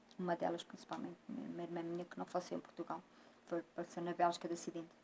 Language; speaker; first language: Portuguese; native; Portuguese